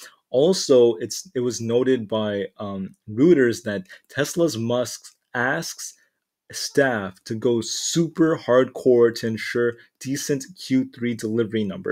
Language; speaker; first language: English; native; English